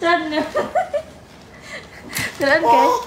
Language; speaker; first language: Vietnamese; non-native, learner; Indonesian